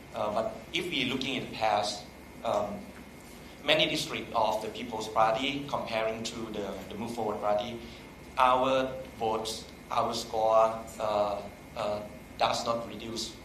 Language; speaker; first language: English; non-native, learner; Thai